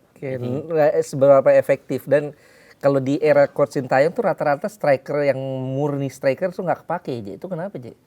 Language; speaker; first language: Indonesian; native; Indonesian